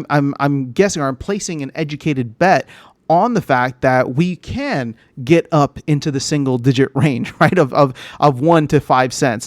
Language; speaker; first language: English; native; English